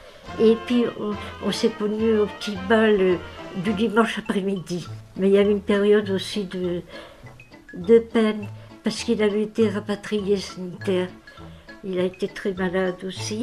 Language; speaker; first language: French; native; French